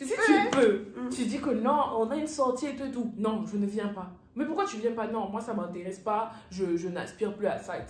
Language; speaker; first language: French; native; French